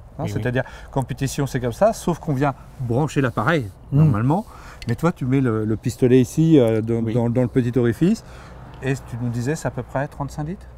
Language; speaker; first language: French; native; French